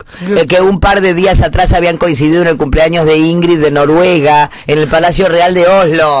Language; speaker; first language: Spanish; native; Spanish